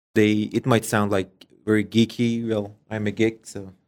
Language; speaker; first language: English; non-native, fluent; Persian